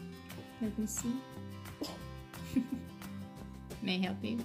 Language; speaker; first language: English; non-native, local second language; Filipino